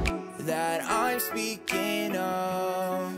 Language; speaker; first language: English; non-native, fluent; Chinese